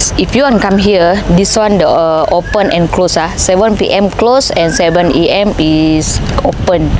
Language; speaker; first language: English; non-native, learner; Indonesian